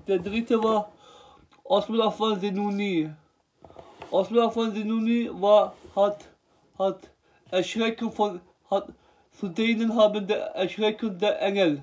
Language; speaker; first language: German; non-native, learner; Turkish